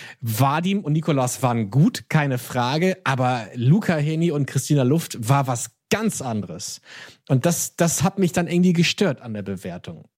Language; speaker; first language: German; native; German